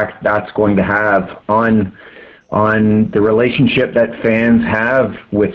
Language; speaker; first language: English; native; English